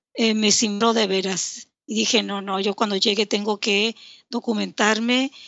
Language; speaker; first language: Spanish; native; Spanish